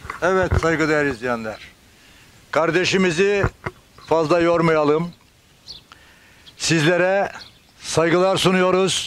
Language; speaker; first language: Turkish; native; Turkish